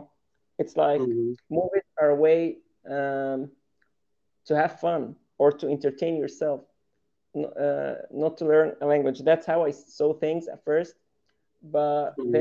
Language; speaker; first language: English; non-native, fluent; Arabic